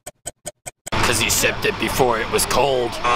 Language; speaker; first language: English; native; English